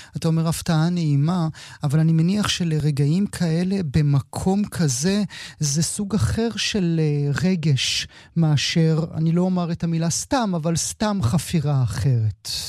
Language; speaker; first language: Hebrew; native; Hebrew